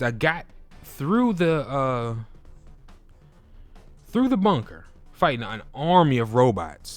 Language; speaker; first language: English; native; English